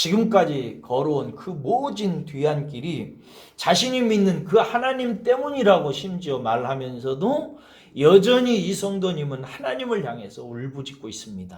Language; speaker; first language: Korean; native; Korean